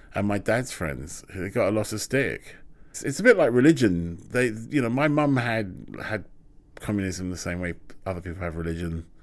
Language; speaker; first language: English; native; English